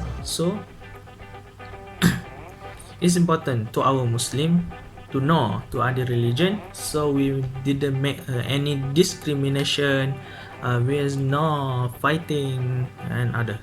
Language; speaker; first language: English; non-native, learner; Malay